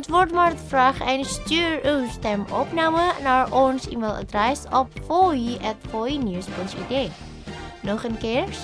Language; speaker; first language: Dutch; non-native, fluent; Indonesian